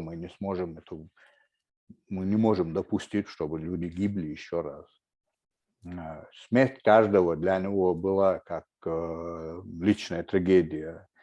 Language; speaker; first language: Russian; non-native, local second language; Chechen